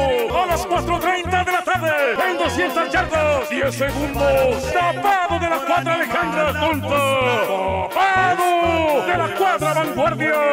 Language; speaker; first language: Spanish; native; Spanish